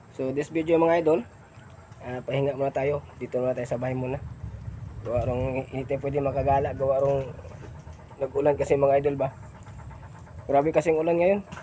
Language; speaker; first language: Filipino; non-native, local second language; Cebuano